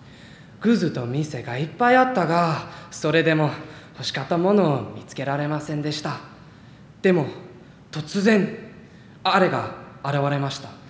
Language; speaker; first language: Japanese; non-native, learner; English